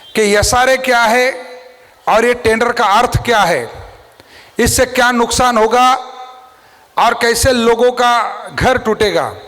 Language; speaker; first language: Hindi; non-native, local second language; Marathi